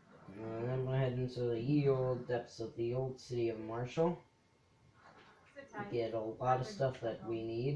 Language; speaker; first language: English; native; English